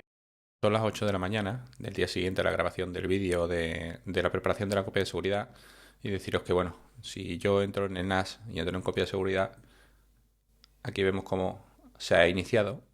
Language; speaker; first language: Spanish; native; Spanish